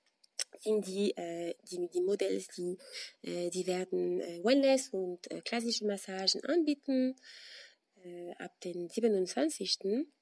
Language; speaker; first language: German; non-native, fluent; French